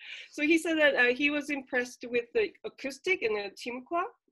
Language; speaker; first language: English; non-native, fluent; Korean